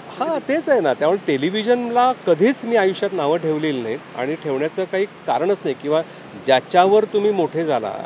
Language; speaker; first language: Marathi; native; Marathi